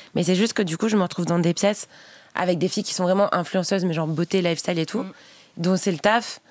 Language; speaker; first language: French; native; French